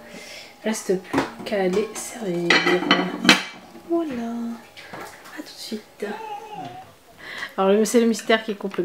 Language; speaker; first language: French; native; French